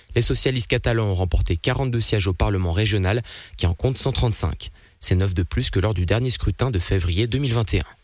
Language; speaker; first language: French; native; French